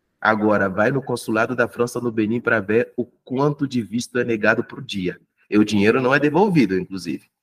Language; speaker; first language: Portuguese; non-native, fluent; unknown